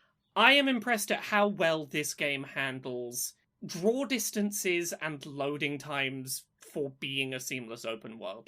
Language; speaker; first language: English; native; English